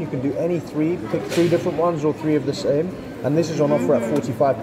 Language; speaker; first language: English; native; English